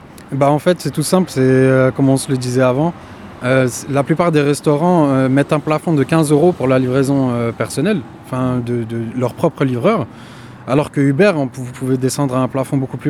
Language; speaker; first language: French; native; French